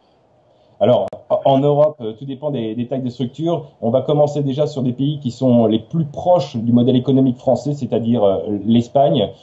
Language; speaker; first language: French; native; French